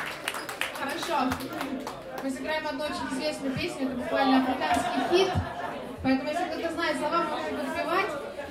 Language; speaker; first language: Russian; native; Russian